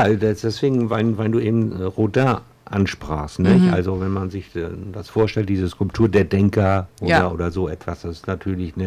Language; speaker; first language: German; native; German